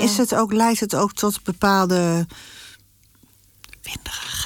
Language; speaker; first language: Dutch; native; Dutch